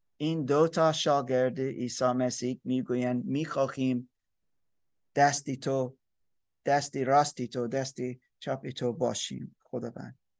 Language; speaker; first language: Persian; non-native, learner; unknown